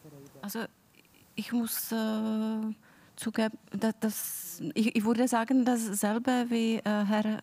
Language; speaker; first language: German; non-native, fluent; Czech